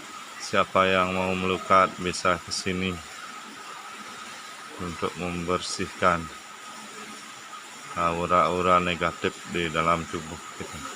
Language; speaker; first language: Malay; non-native, local second language; Balinese